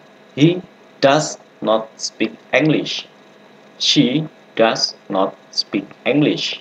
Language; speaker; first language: English; non-native, learner; Indonesian